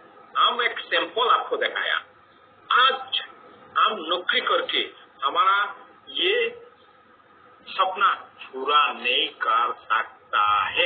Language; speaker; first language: Hindi; non-native, fluent; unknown